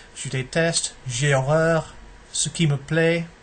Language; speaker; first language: French; non-native, fluent; English